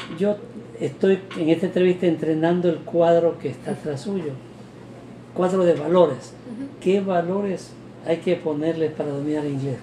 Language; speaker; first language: Spanish; native; Spanish